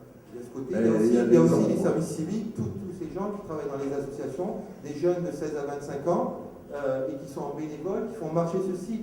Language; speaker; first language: French; native; French